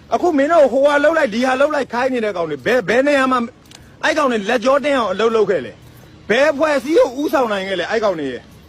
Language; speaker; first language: Burmese; native; Burmese